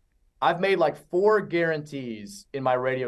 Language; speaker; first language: English; native; English